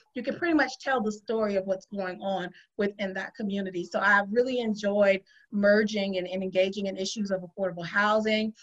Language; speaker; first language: English; native; English